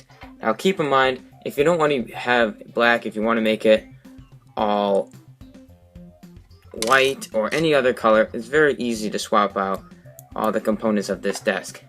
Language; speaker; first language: English; native; English